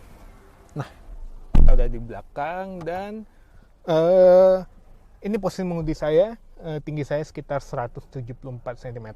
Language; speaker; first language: Indonesian; native; Indonesian